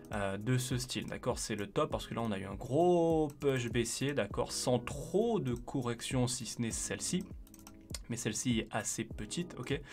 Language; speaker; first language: French; native; French